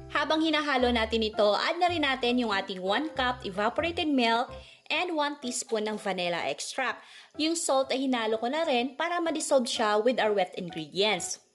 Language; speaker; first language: Filipino; non-native, local second language; Cebuano